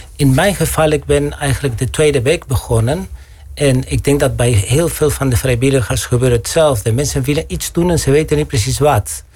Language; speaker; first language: Dutch; non-native, fluent; Spanish